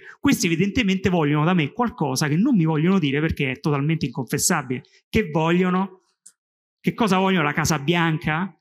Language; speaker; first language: Italian; native; Italian